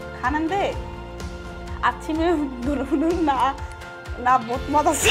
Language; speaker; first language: Korean; non-native, learner; Bangla